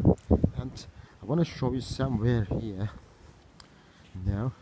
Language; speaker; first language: English; non-native, learner; Turkish